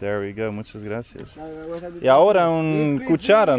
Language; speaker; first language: Spanish; non-native, learner; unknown